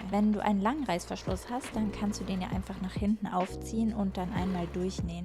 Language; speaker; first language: German; native; German